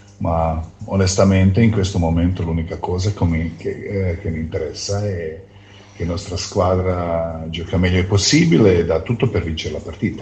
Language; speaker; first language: Italian; non-native, fluent; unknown